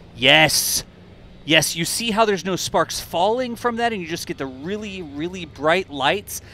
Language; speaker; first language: English; native; English